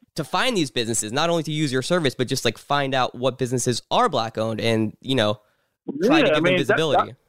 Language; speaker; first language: English; native; English